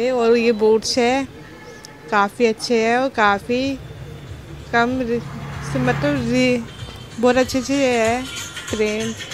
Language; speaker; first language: Hindi; native; Hindi